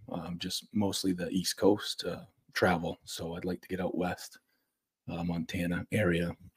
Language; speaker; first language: English; native; English